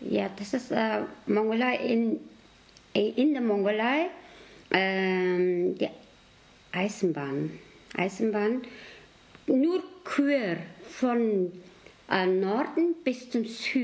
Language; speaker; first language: German; non-native, learner; Mongolian